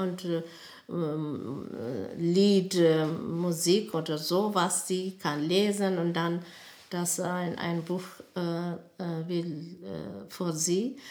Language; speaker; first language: German; non-native, learner; Amharic